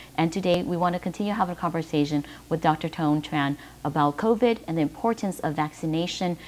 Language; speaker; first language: English; early bilingual, other home language; Vietnamese